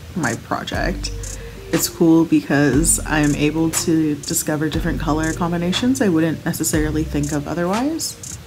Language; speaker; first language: English; native; English